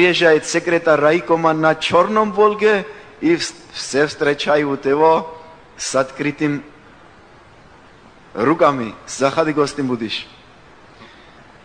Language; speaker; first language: Russian; non-native, local second language; Georgian